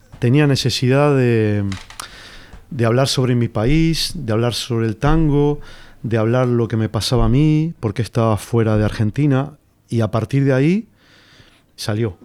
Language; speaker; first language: Spanish; native; Spanish